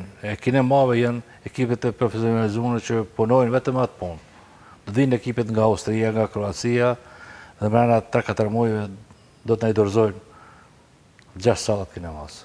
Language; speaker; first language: Albanian; native; Albanian